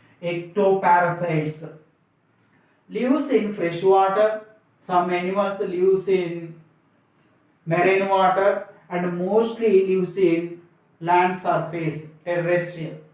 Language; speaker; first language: English; non-native, local second language; Telugu